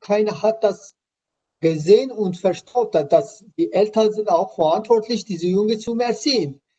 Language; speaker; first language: German; non-native, learner; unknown